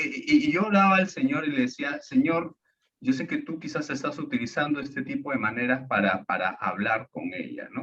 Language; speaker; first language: Spanish; native; Spanish